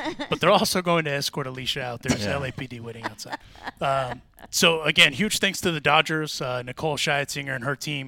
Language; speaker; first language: English; early bilingual, other home language; Spanish